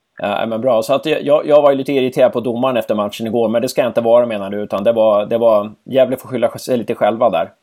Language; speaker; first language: Swedish; native; Swedish